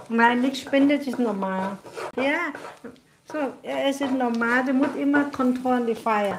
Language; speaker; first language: German; non-native, learner; Thai